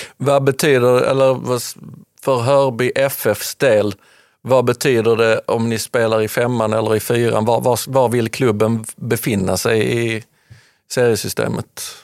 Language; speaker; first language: Swedish; native; Swedish